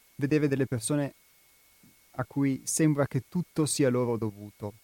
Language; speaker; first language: Italian; non-native, fluent; Albanian